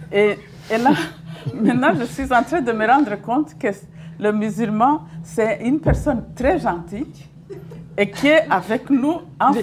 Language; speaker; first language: French; non-native, local second language; Kinyarwanda